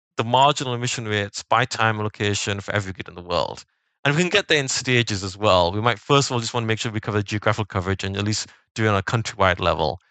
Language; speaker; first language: English; native; English